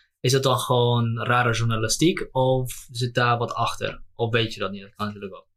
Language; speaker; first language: Dutch; native; Dutch